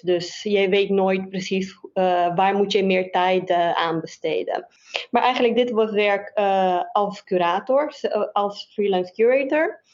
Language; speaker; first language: Dutch; non-native, fluent; Romanian